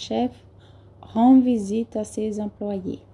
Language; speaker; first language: French; non-native, fluent; Portuguese